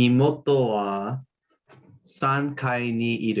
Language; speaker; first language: Japanese; non-native, learner; English